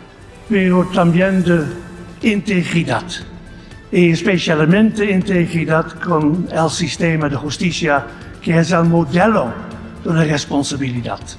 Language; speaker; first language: Spanish; non-native, fluent; Dutch